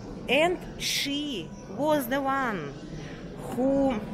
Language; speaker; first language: English; non-native, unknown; Russian